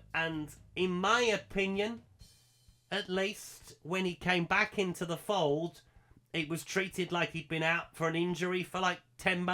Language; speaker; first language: English; native; English